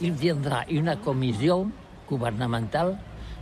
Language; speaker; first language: French; non-native, learner; Catalan